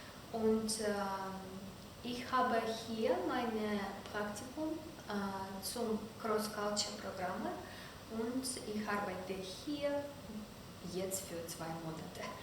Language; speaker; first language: German; non-native, learner; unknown